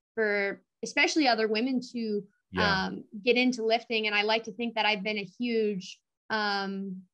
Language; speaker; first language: English; native; English